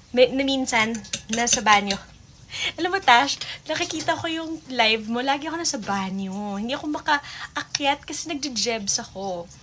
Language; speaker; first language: Filipino; native; Filipino